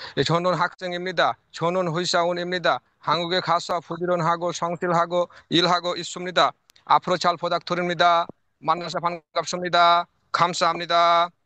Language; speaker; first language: Korean; non-native, learner; Bangla